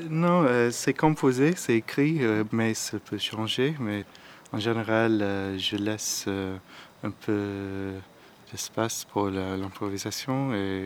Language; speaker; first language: French; non-native, learner; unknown